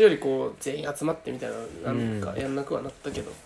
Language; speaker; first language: Japanese; native; Japanese